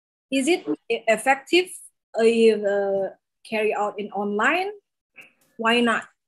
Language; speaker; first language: English; non-native, learner; Indonesian